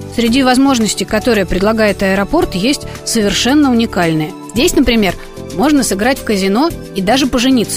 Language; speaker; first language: Russian; native; Russian